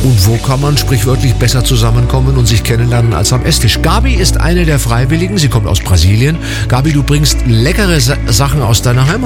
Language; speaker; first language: German; native; German